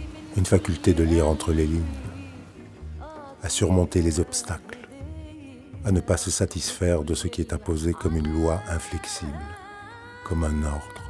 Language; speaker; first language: French; native; French